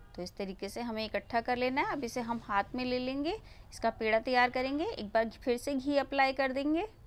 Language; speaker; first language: Hindi; native; Hindi